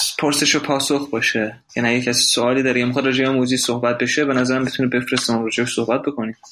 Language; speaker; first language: Persian; native; Persian